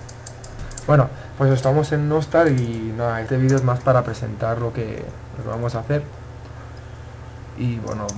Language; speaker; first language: Spanish; native; Spanish